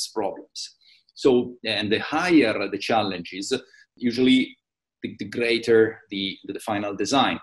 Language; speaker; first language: English; non-native, fluent; Italian